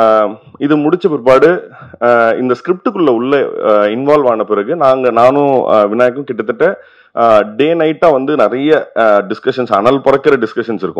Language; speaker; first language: Tamil; native; Tamil